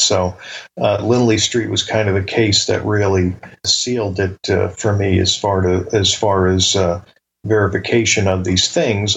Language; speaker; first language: English; native; English